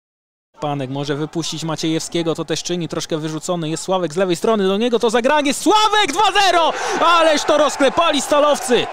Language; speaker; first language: Polish; native; Polish